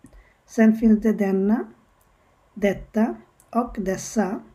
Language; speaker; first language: Swedish; non-native, learner; Bangla